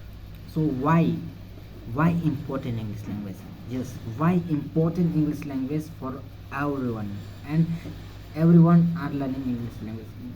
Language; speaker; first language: English; non-native, learner; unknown